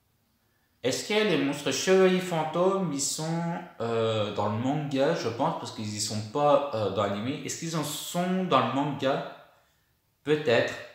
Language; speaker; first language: French; native; French